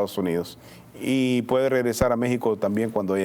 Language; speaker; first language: Spanish; native; Spanish